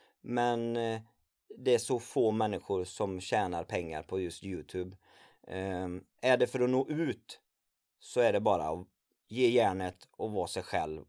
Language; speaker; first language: Swedish; native; Swedish